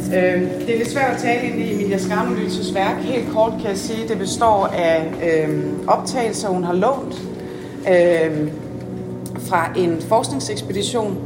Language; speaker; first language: Danish; native; Danish